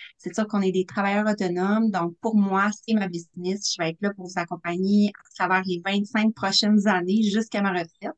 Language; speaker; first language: French; native; French